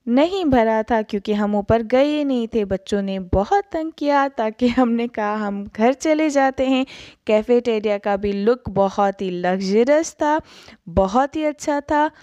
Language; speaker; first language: Urdu; native; Urdu